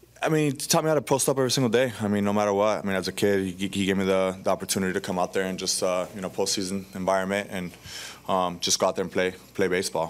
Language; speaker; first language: English; early bilingual, other home language; Spanish